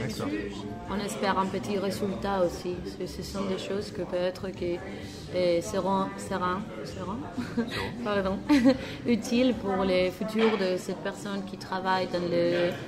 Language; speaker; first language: French; non-native, learner; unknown